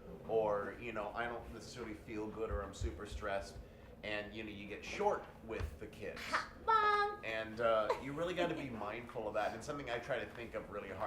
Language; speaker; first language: English; native; English